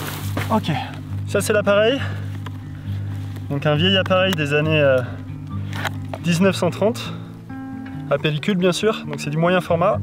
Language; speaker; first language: French; native; French